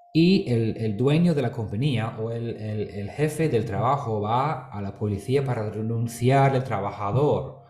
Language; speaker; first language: Spanish; non-native, fluent; English